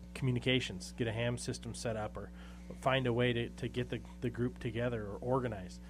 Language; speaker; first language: English; native; English